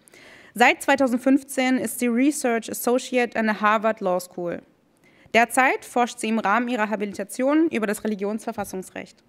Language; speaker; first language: German; native; German